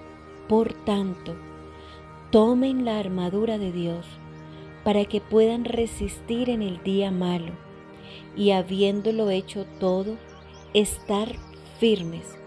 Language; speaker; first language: Spanish; native; Spanish